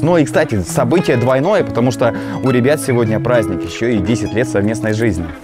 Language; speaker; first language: Russian; native; Russian